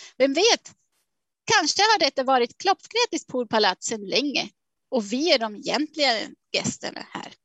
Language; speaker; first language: Swedish; non-native, fluent; Swiss German